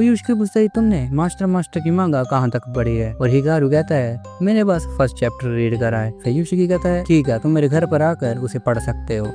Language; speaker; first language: Hindi; native; Hindi